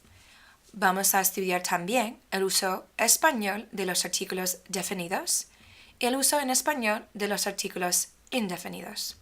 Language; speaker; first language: Spanish; non-native, fluent; English